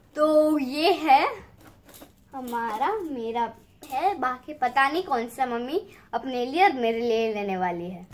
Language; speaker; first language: Hindi; non-native, local second language; Gujarati